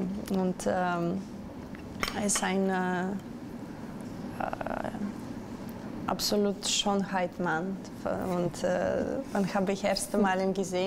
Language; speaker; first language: German; non-native, learner; Russian